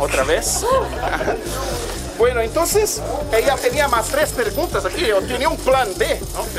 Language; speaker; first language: Spanish; non-native, fluent; Portuguese